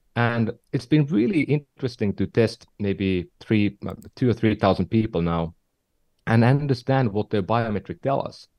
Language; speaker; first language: English; non-native, fluent; Finnish